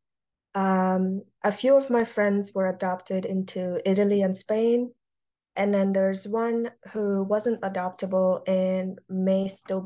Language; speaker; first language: English; early bilingual, other home language; Russian